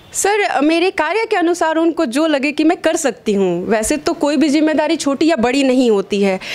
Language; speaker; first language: Hindi; native; Hindi